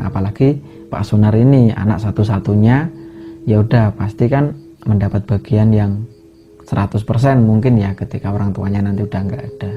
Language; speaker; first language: Indonesian; native; Indonesian